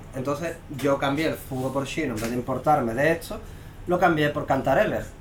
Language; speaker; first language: Spanish; native; Spanish